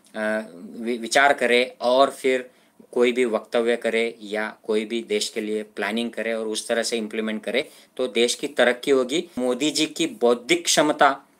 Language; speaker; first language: Hindi; non-native, local second language; Marathi